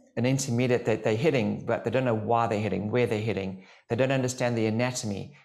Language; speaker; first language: English; native; English